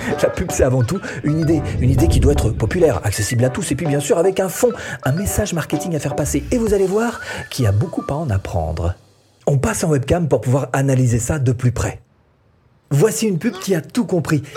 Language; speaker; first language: French; native; French